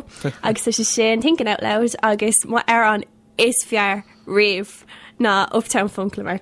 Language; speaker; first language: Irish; non-native, local second language; English